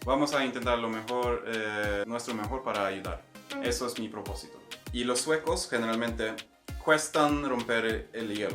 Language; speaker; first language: Spanish; non-native, fluent; Swedish